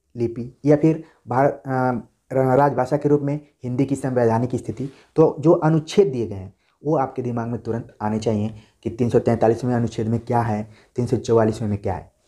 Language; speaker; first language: Hindi; native; Hindi